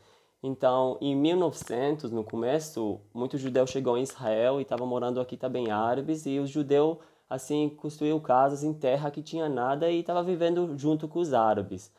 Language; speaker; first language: Portuguese; early bilingual, heritage; Hebrew